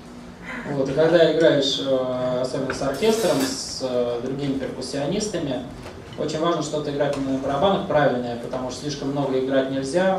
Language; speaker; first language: Russian; native; Russian